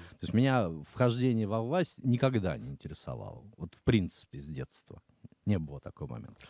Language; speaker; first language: Russian; native; Russian